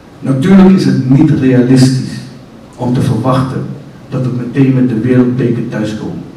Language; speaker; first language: Dutch; native; Dutch